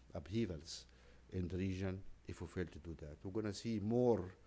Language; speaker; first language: English; non-native, fluent; Arabic